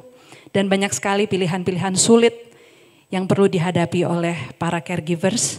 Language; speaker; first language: Indonesian; native; Indonesian